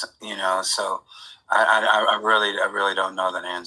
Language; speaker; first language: English; native; English